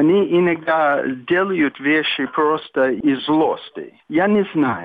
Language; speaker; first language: Russian; non-native, fluent; English